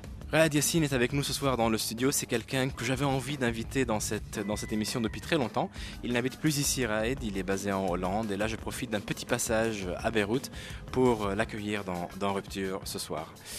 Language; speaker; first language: French; non-native, local second language; Arabic